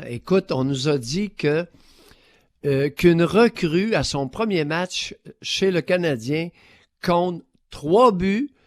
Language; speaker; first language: French; native; French